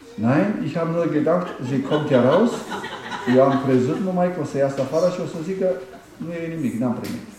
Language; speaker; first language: German; non-native, learner; Romanian